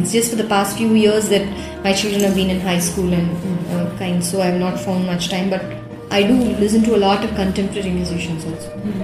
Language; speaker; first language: English; non-native, local second language; Tamil